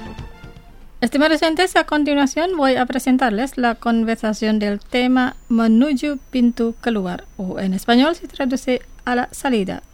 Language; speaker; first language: Spanish; non-native, fluent; Indonesian